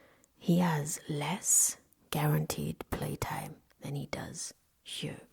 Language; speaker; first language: English; non-native, local second language; Welsh